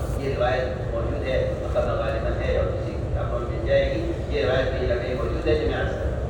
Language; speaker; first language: Urdu; native; Urdu